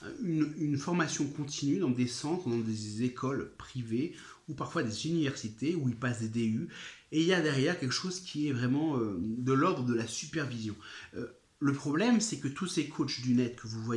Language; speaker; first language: French; native; French